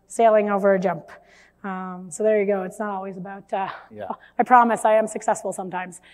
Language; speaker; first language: English; native; English